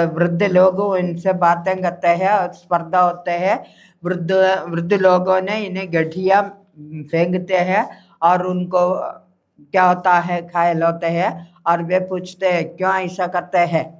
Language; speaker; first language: Hindi; non-native, local second language; Malayalam